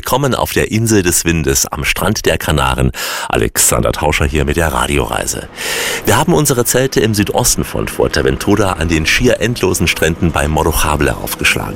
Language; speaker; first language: German; native; German